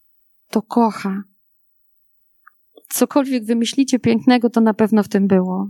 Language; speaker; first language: Polish; native; Polish